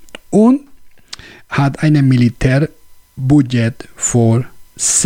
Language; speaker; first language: German; non-native, learner; Spanish